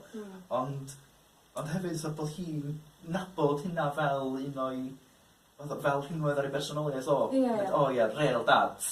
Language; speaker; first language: Welsh; native; Welsh